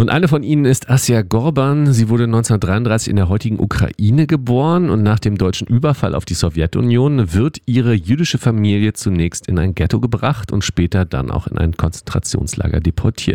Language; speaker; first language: German; native; German